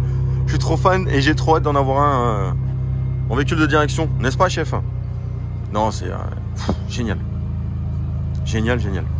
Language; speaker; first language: French; native; French